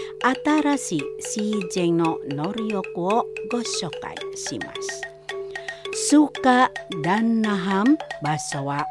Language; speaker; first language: Japanese; non-native, learner; Indonesian